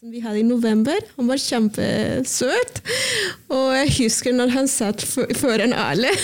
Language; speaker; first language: Norwegian; non-native, learner; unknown